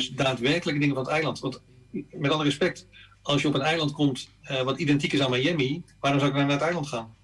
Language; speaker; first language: Dutch; native; Dutch